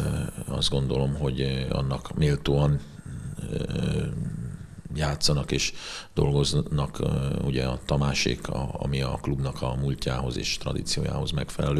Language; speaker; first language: Hungarian; native; Hungarian